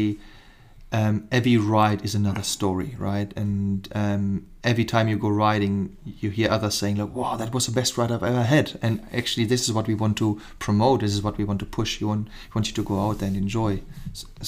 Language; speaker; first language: English; non-native, fluent; German